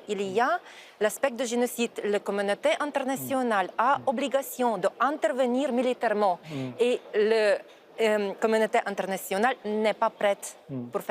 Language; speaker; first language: French; non-native, fluent; Ukrainian